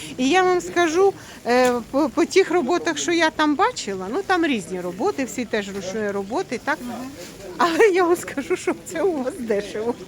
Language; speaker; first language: Ukrainian; native; Ukrainian